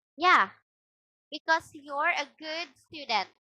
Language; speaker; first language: English; non-native, local second language; Filipino